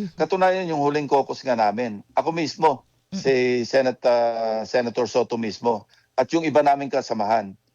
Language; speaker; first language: Filipino; native; Filipino